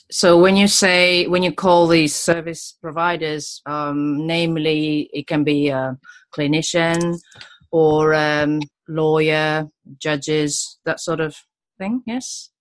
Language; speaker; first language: English; non-native, fluent; Japanese